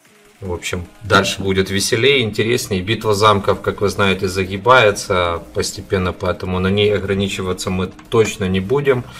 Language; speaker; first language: Russian; native; Russian